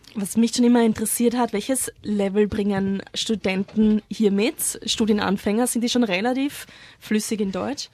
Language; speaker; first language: German; native; German